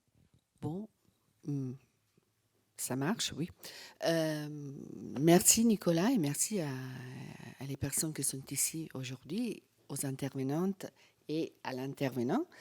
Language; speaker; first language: French; non-native, fluent; Italian